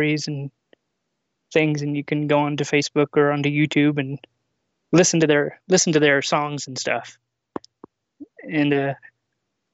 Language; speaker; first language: English; native; English